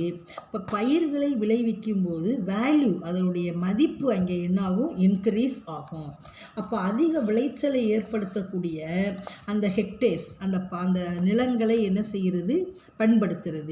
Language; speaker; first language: Tamil; native; Tamil